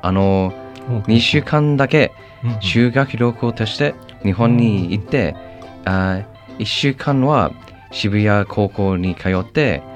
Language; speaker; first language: Japanese; non-native, learner; English